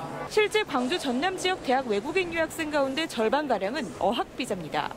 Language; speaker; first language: Korean; native; Korean